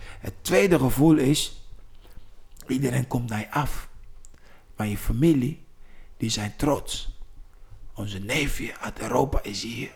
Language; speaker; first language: Dutch; non-native, fluent; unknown